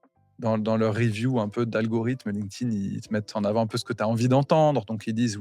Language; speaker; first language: French; native; French